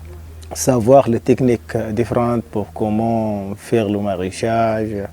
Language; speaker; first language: French; non-native, fluent; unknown